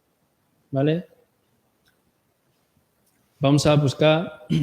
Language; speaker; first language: Spanish; non-native, learner; Korean